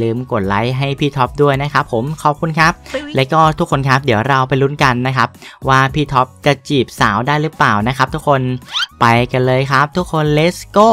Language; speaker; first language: Thai; native; Thai